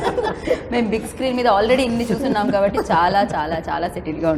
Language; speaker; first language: Telugu; native; Telugu